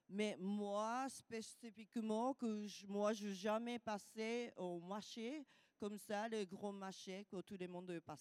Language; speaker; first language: French; non-native, learner; Japanese